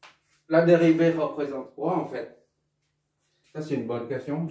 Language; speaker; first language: French; non-native, local second language; Arabic